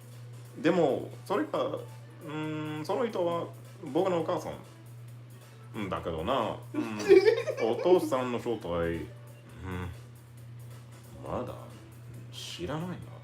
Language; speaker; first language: Japanese; non-native, learner; English